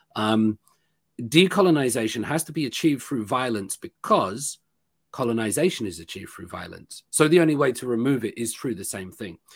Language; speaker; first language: English; native; English